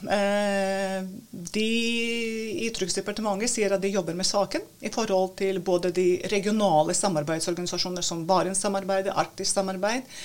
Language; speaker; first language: Norwegian; non-native, fluent; Latvian